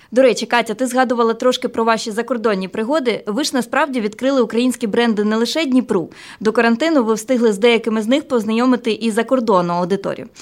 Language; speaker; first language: Ukrainian; native; Ukrainian